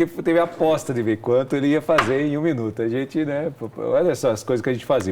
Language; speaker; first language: Portuguese; native; Portuguese